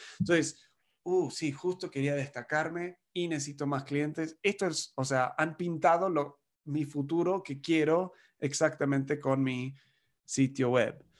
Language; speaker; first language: Spanish; non-native, fluent; English